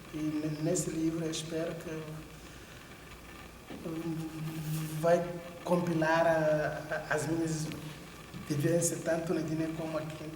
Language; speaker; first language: Portuguese; non-native, local second language; Upper Guinea Crioulo